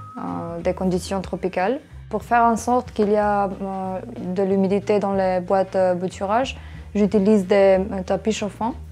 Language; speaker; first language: French; non-native, fluent; English